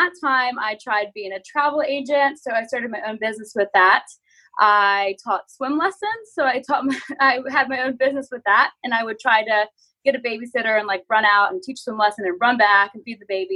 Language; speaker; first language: English; native; English